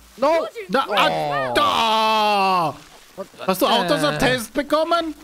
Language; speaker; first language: German; native; German